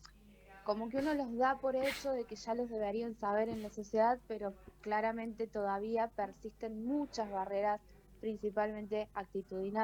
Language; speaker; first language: Spanish; native; Spanish